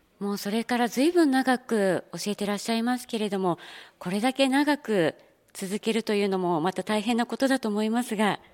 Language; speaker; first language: Japanese; native; Japanese